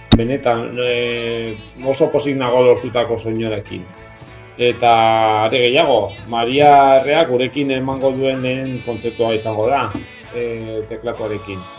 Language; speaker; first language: Basque; non-native, local second language; Spanish